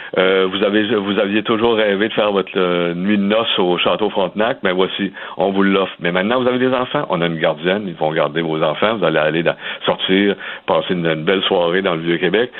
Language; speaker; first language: French; native; French